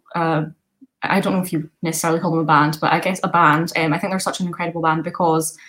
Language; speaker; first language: English; native; English